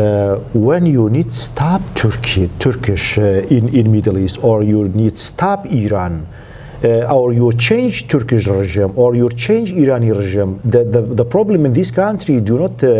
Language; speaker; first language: English; non-native, learner; Central Kurdish